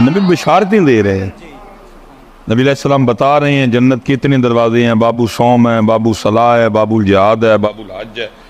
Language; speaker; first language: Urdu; non-native, local second language; Punjabi